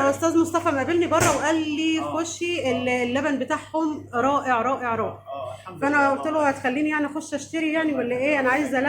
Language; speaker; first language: Arabic; native; Arabic